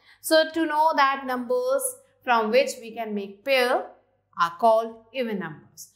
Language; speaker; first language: English; non-native, local second language; Hindi